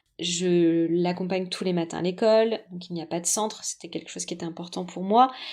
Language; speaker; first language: French; native; French